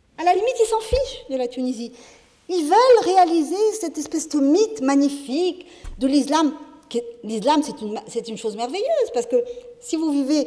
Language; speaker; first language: French; non-native, local second language; Arabic